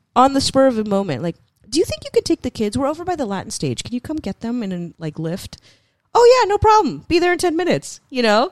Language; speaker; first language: English; early bilingual, other home language; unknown